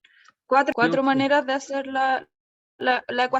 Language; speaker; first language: Spanish; native; Spanish